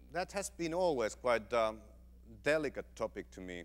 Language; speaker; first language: English; non-native, fluent; Finnish